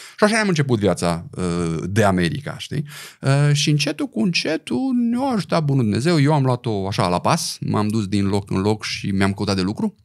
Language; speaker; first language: Romanian; native; Romanian